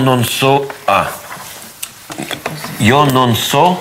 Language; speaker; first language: Italian; non-native, learner; Russian